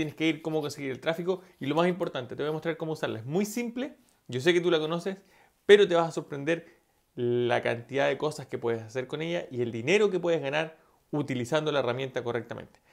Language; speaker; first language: Spanish; native; Spanish